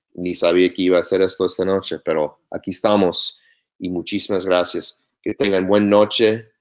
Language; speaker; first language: Spanish; non-native, learner; English